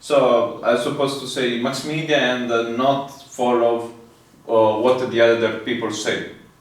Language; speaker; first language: English; non-native, fluent; Italian